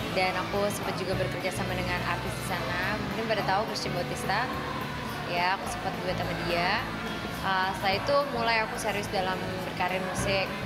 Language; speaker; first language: Indonesian; native; Indonesian